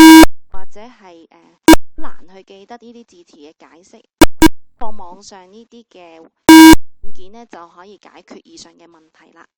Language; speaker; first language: Cantonese; native; Cantonese